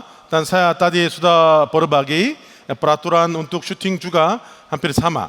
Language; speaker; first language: Indonesian; non-native, learner; Korean